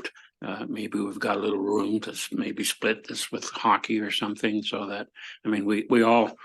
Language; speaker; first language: English; native; English